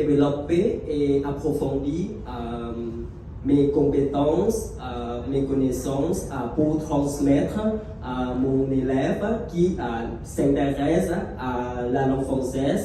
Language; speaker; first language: French; non-native, fluent; Thai